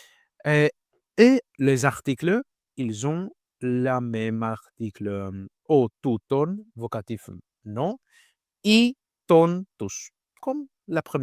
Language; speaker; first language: French; non-native, learner; Greek